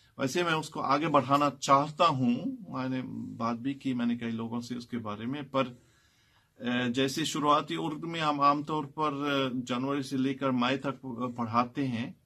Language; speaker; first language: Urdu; non-native, fluent; German